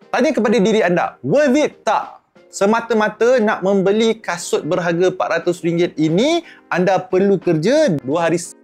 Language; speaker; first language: Malay; native; Malay